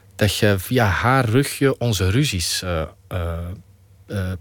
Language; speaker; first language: Dutch; native; Dutch